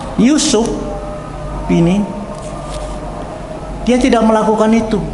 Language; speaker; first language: Indonesian; native; Indonesian